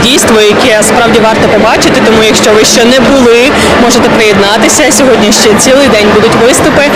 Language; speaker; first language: Ukrainian; native; Ukrainian